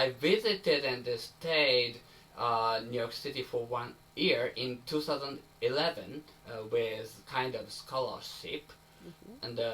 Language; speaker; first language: English; non-native, learner; Japanese